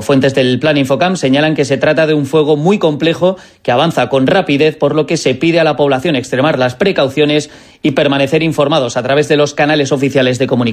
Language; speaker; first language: Spanish; native; Spanish